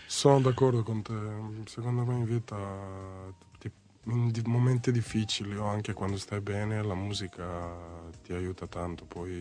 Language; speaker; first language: Italian; non-native, fluent; Serbian